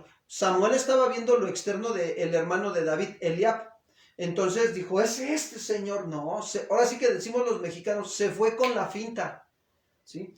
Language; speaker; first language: Spanish; native; Spanish